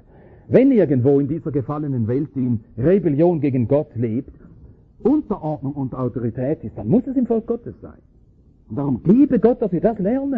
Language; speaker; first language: German; native; German